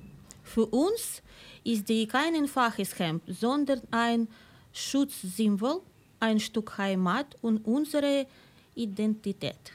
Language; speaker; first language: German; non-native, fluent; Ukrainian